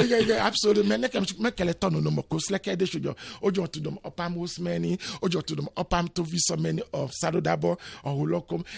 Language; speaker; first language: Hungarian; non-native, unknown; Yoruba